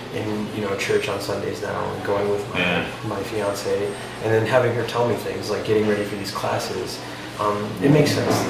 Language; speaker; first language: English; native; English